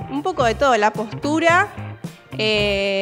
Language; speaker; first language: Spanish; native; Spanish